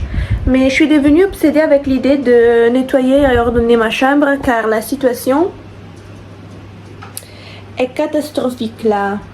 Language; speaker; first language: French; non-native, fluent; Italian